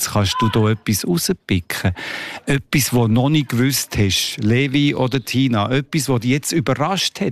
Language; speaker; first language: German; native; German